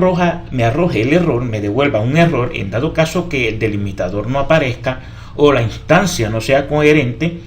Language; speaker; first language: Spanish; native; Spanish